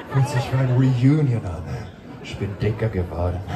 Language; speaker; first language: German; non-native, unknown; Swedish